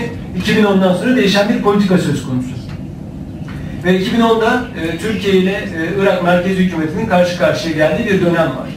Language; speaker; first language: Turkish; native; Turkish